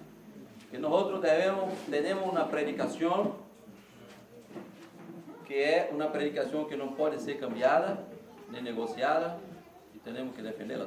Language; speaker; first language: Spanish; non-native, learner; Portuguese